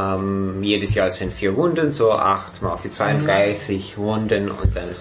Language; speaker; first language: German; non-native, fluent; English